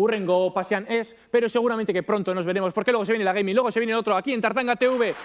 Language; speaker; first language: Spanish; native; Spanish